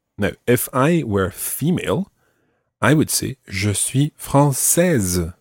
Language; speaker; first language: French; non-native, fluent; English